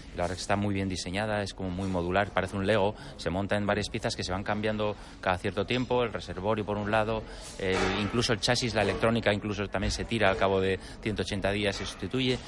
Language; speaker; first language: Spanish; native; Spanish